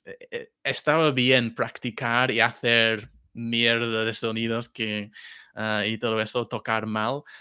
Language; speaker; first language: Spanish; non-native, fluent; English